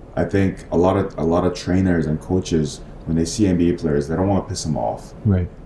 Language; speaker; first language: English; non-native, fluent; Korean